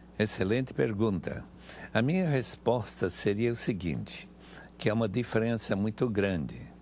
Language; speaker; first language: Portuguese; non-native, fluent; English